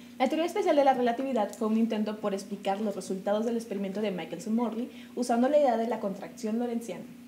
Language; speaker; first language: Spanish; native; Spanish